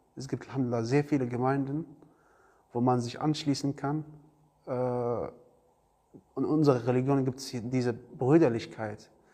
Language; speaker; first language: German; non-native, learner; Arabic